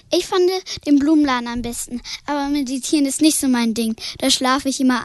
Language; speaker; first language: German; native; German